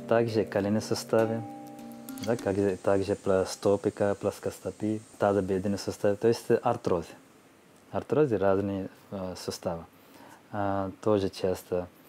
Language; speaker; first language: Russian; non-native, fluent; Telugu